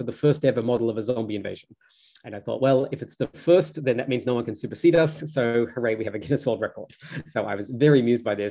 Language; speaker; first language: English; native; English